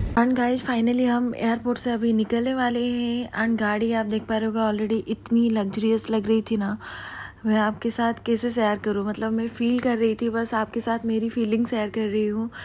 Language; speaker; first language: Hindi; native; Hindi